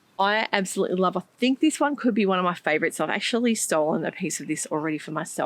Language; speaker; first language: English; native; English